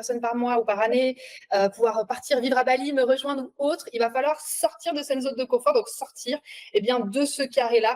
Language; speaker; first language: French; native; French